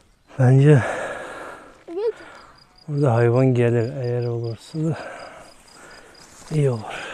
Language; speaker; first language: Turkish; non-native, fluent; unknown